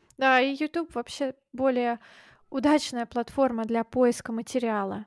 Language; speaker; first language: Russian; native; Russian